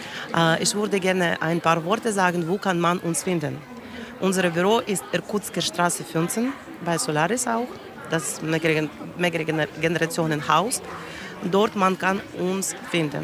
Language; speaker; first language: German; non-native, learner; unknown